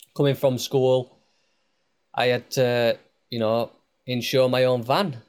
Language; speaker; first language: English; native; English